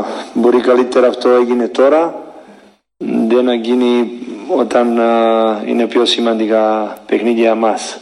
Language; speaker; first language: Greek; non-native, learner; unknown